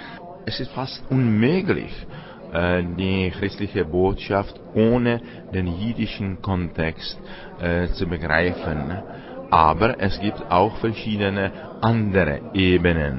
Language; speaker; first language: German; non-native, fluent; Czech